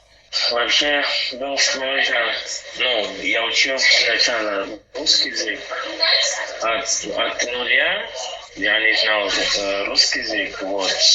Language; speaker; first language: Russian; non-native, learner; Portuguese